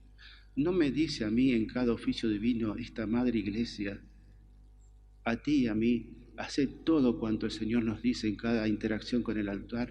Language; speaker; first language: Spanish; native; Spanish